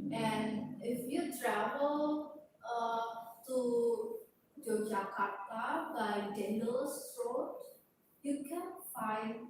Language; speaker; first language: English; non-native, learner; Indonesian